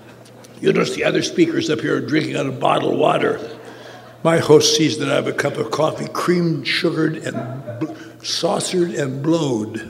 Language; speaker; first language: English; native; English